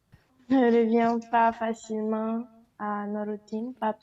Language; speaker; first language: French; non-native, learner; Romanian